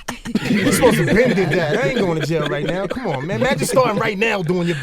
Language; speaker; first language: English; native; English